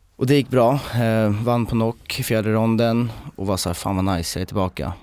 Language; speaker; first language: Swedish; native; Swedish